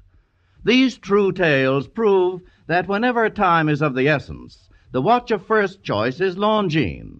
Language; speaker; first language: English; native; English